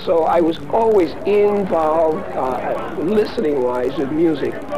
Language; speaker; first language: English; early bilingual, other home language; Spanish